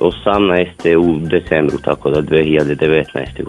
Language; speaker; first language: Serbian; non-native, local second language; Hungarian